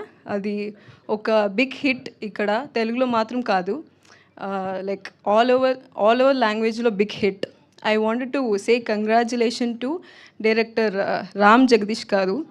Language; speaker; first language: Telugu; non-native, learner; Tamil